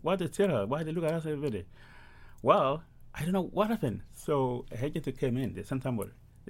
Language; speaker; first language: English; early bilingual, other home language; Arabic